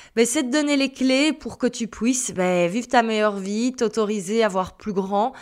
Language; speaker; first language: French; native; French